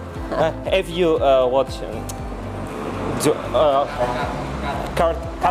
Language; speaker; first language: English; non-native, learner; Indonesian